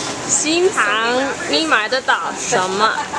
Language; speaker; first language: Chinese; non-native, learner; English